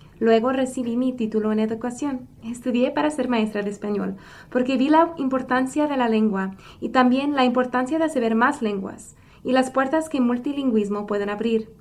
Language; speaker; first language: Spanish; early bilingual, other home language; English